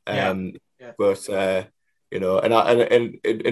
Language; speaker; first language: English; native; English